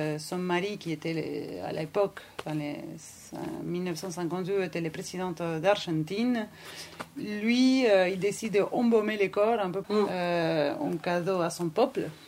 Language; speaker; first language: French; non-native, fluent; Spanish